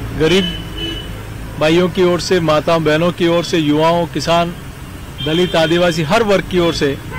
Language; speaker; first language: Hindi; native; Hindi